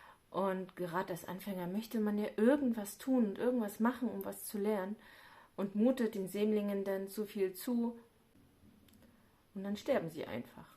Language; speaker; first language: German; native; German